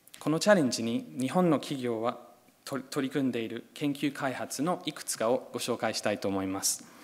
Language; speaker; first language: Japanese; non-native, fluent; English